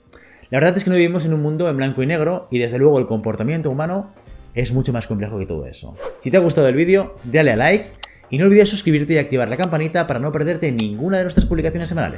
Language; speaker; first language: Spanish; native; Spanish